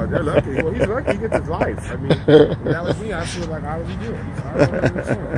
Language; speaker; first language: English; native; English